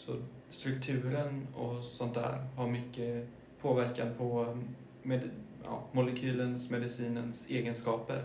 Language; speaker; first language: Swedish; early bilingual, other home language; German